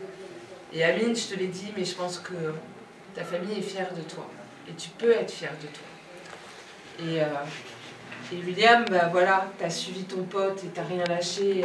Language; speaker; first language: French; native; French